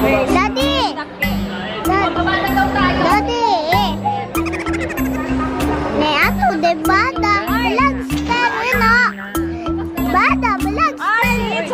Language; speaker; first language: Japanese; early bilingual, other home language; Filipino